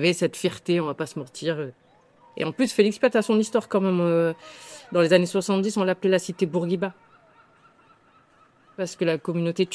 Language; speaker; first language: French; native; French